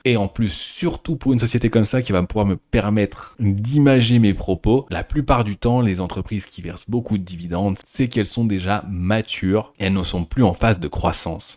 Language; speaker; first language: French; native; French